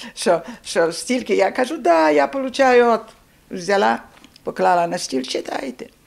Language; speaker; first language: Ukrainian; native; Ukrainian